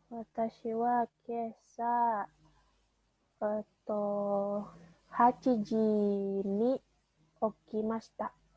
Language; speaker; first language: Japanese; non-native, learner; Indonesian